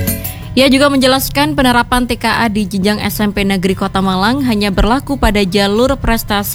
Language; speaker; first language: Indonesian; native; Indonesian